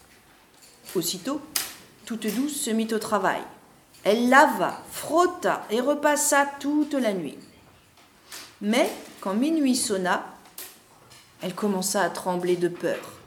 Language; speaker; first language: French; native; French